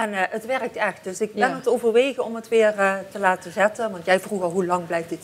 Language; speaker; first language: Dutch; native; Dutch